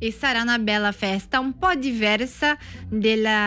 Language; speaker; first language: Italian; non-native, learner; Portuguese